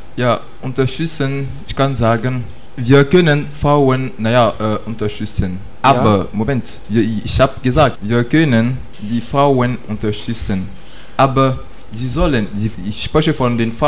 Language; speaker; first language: German; non-native, learner; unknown